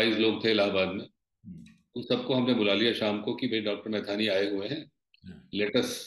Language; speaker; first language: Hindi; native; Hindi